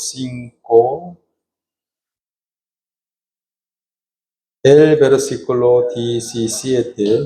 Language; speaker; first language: Spanish; non-native, fluent; Korean